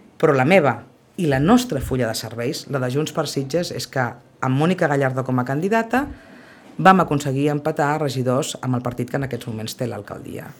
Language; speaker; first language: Catalan; native; Catalan